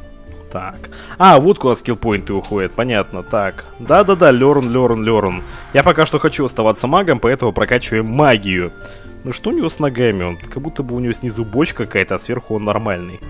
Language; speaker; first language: Russian; native; Russian